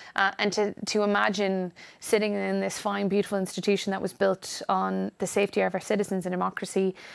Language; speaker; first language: English; native; English